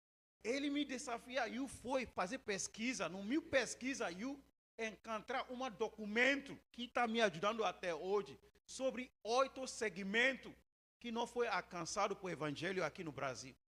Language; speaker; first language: Portuguese; non-native, learner; Yoruba